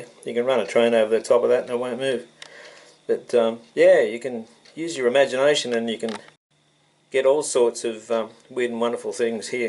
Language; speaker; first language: English; native; English